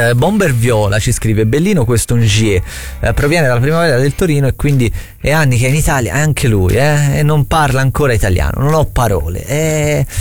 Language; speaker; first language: Italian; native; Italian